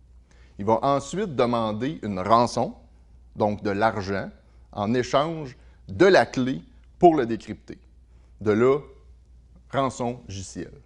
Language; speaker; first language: French; native; French